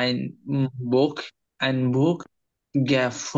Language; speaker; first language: German; non-native, learner; Bangla